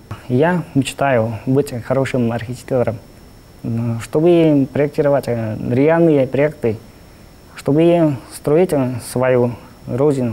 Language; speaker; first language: Russian; non-native, fluent; Vietnamese